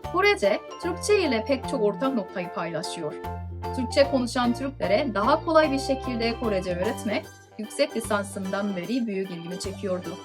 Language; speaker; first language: Turkish; non-native, fluent; Korean